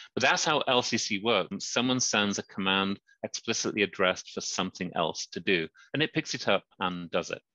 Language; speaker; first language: English; native; English